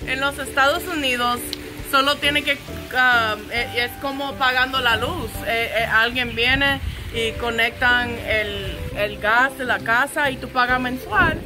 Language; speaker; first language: Spanish; non-native, fluent; English